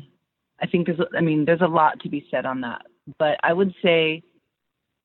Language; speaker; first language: English; native; English